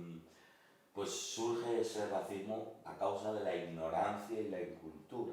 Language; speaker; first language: Spanish; native; Spanish